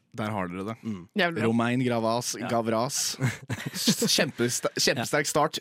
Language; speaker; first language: Norwegian; non-native, fluent; English